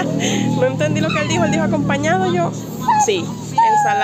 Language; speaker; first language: Spanish; native; Spanish